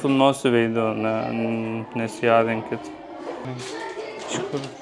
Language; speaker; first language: Lithuanian; non-native, learner; Turkish